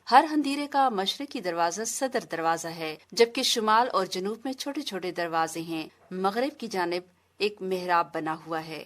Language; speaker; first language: Urdu; non-native, local second language; Saraiki